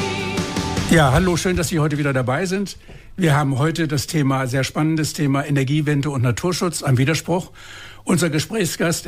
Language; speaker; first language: German; native; German